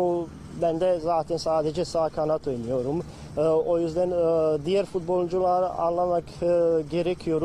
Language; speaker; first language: Turkish; non-native, learner; Bosnian